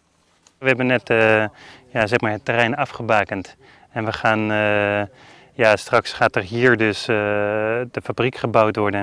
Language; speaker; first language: Dutch; native; Dutch